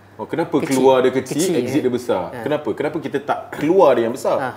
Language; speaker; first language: Malay; native; Malay